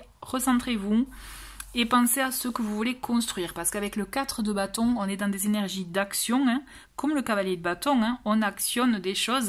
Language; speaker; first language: French; native; French